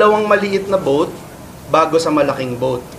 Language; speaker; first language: Filipino; native; Filipino